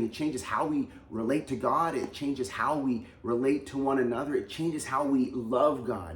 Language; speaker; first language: English; native; English